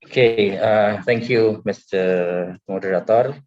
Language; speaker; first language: English; non-native, learner; Indonesian